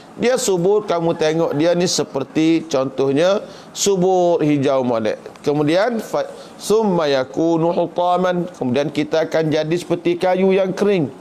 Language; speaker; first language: Malay; native; Malay